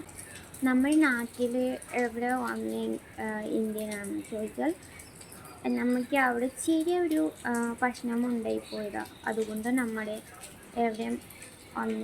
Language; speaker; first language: Malayalam; non-native, local second language; Bangla